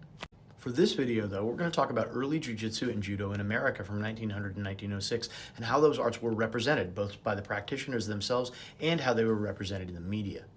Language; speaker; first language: English; native; English